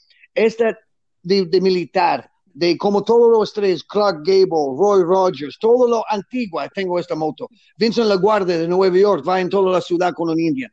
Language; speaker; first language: Spanish; non-native, learner; English